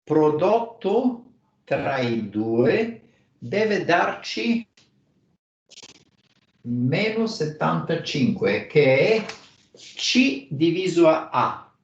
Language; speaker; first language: Italian; non-native, fluent; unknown